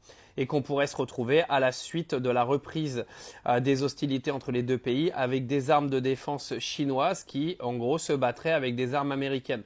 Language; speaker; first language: French; native; French